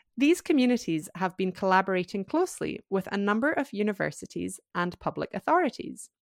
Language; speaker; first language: English; native; English